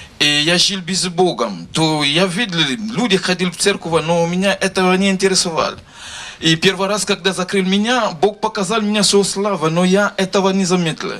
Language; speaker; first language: Russian; non-native, learner; Lingala